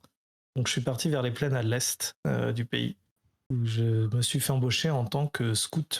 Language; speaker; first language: French; native; French